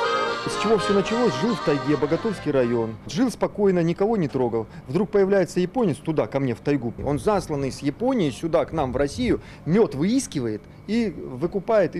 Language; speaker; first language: Russian; native; Russian